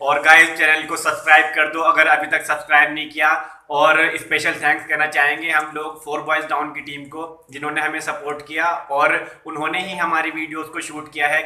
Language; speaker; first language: Hindi; native; Hindi